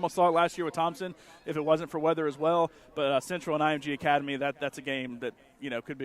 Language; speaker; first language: English; native; English